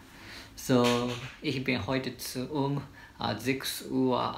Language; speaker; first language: German; non-native, learner; Japanese